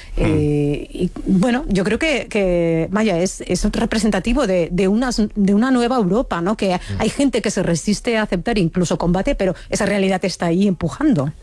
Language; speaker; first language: Spanish; native; Spanish